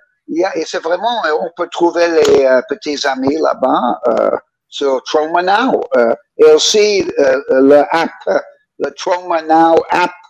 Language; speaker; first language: French; non-native, learner; English